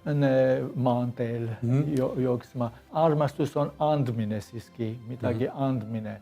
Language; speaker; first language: Estonian; non-native, learner; Armenian